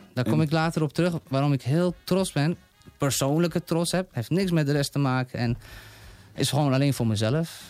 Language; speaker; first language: Dutch; non-native, fluent; Persian